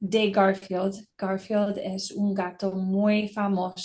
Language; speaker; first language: Spanish; non-native, learner; English